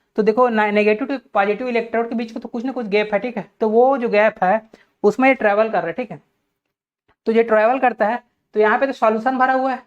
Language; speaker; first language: Hindi; native; Hindi